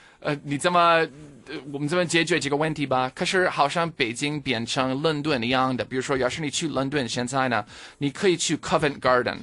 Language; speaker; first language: Chinese; non-native, fluent; English